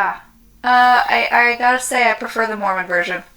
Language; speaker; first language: English; native; English